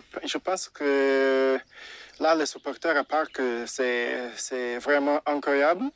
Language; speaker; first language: French; non-native, fluent; Portuguese